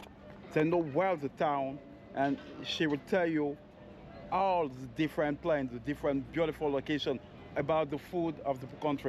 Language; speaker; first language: English; non-native, learner; French